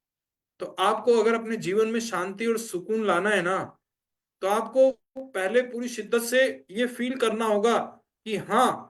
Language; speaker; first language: Hindi; native; Hindi